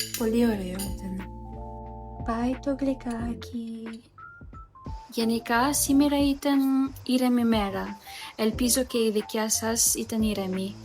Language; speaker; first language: Greek; non-native, learner; Filipino